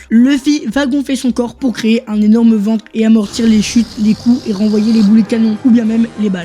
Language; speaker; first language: French; native; French